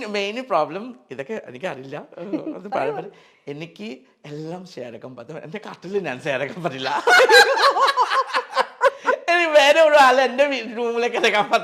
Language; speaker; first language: Malayalam; non-native, fluent; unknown